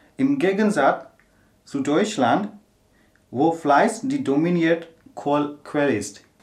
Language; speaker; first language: German; non-native, learner; Gujarati